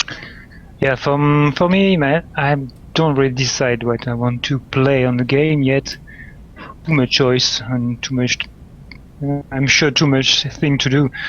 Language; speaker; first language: English; non-native, learner; French